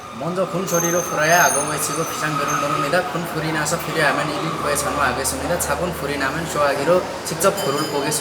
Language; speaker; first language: Korean; non-native, learner; Nepali